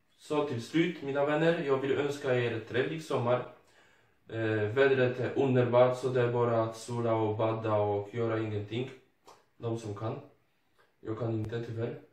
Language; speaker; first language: Swedish; non-native, fluent; Polish